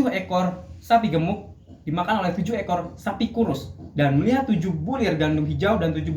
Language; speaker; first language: Indonesian; native; Indonesian